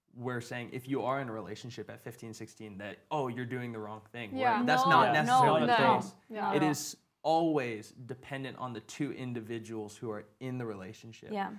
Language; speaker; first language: English; native; English